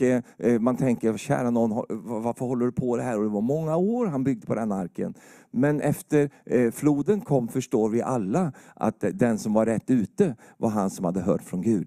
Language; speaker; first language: Swedish; native; Swedish